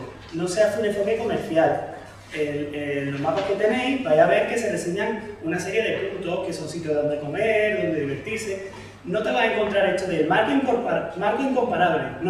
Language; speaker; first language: Spanish; native; Spanish